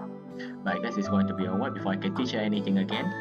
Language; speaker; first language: English; non-native, local second language; Malay